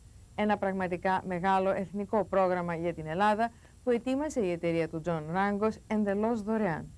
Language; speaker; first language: Greek; native; Greek